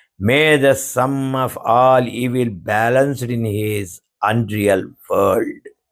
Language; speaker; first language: English; non-native, local second language; Telugu